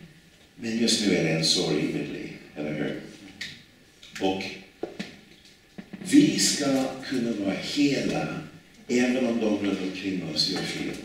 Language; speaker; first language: Swedish; non-native, fluent; English